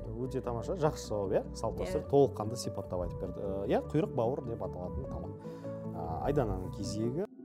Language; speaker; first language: Kazakh; native; Kazakh